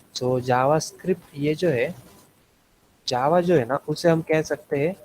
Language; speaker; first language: Hindi; non-native, local second language; Marathi